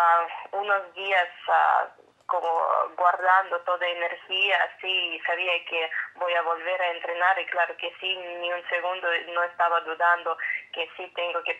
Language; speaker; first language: Spanish; non-native, fluent; Russian